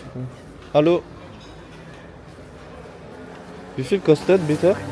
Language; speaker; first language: German; non-native, learner; French